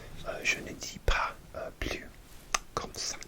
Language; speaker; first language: French; non-native, learner; English